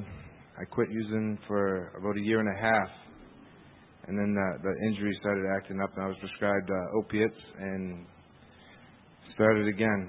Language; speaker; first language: English; native; English